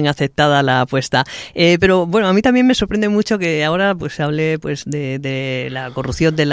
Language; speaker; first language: Spanish; native; Spanish